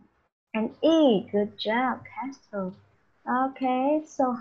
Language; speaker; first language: English; non-native, fluent; Vietnamese